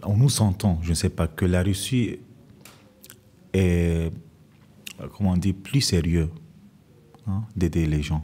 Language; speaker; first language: French; non-native, fluent; Arabic